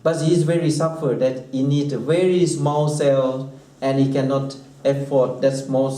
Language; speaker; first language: English; non-native, fluent; Thai